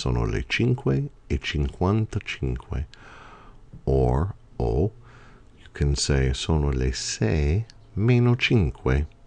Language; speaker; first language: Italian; non-native, fluent; English